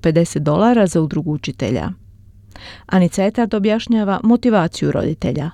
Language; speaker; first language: Croatian; native; Croatian